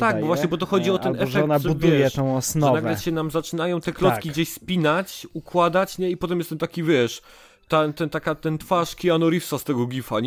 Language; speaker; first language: Polish; native; Polish